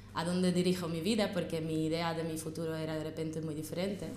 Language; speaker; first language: Spanish; non-native, fluent; Russian